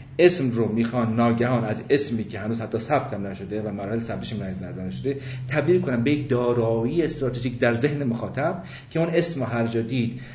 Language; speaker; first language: Persian; early bilingual, other home language; English